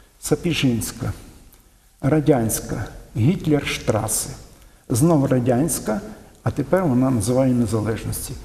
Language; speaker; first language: Ukrainian; native; Ukrainian